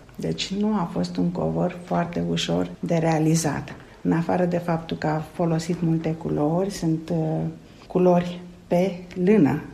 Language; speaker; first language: Romanian; non-native, local second language; Turkish